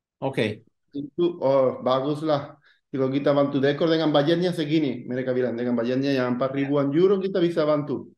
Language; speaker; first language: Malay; non-native, fluent; Spanish